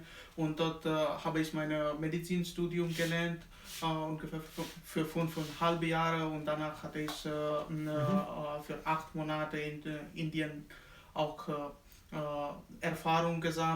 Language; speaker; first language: German; non-native, learner; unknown